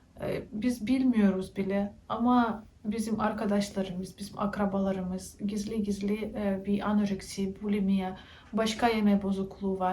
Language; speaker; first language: Turkish; non-native, learner; Russian